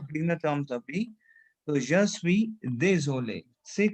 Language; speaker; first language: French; non-native, fluent; Hindi